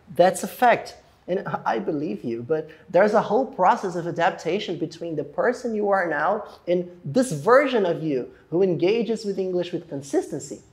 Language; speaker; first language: English; non-native, fluent; Portuguese